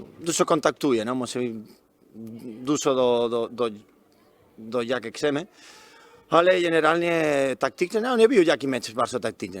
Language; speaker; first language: Polish; non-native, learner; Spanish